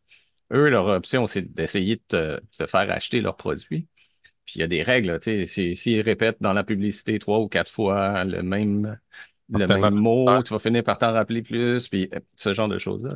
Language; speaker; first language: French; native; French